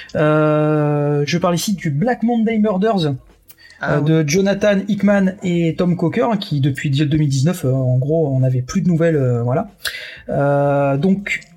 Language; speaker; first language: French; native; French